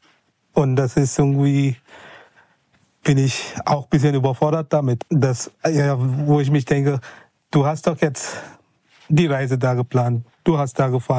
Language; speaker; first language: German; non-native, fluent; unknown